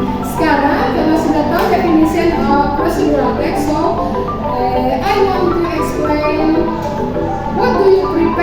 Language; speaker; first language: English; non-native, learner; Indonesian